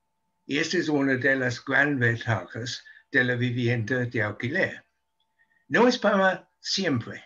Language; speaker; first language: Spanish; non-native, fluent; English